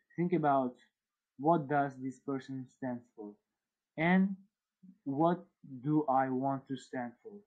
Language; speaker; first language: English; non-native, fluent; Uzbek